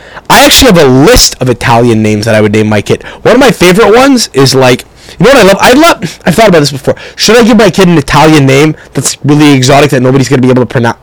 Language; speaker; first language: English; early bilingual, other home language; Italian